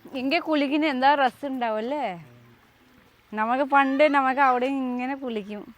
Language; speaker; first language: Malayalam; non-native, learner; Nepali